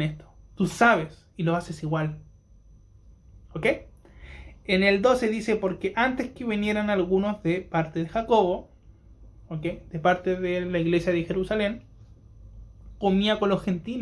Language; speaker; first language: Spanish; native; Spanish